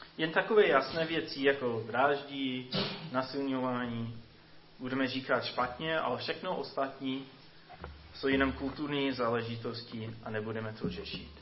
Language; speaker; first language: Czech; non-native, fluent; English